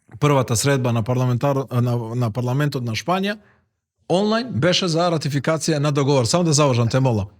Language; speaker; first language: Macedonian; non-native, local second language; Albanian